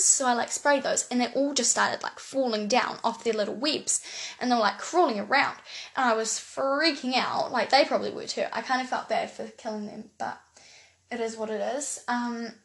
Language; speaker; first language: English; native; English